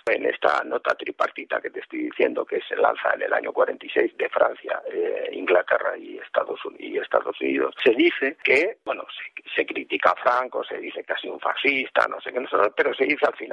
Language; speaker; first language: Spanish; native; Spanish